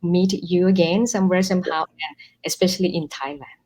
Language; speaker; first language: English; non-native, fluent; Thai